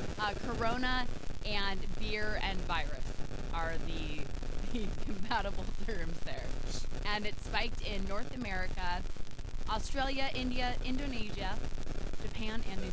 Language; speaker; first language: English; native; English